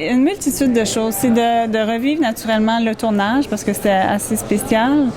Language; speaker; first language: French; native; French